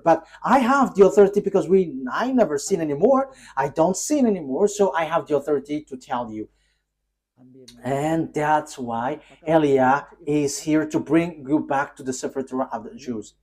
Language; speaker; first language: English; non-native, fluent; Malagasy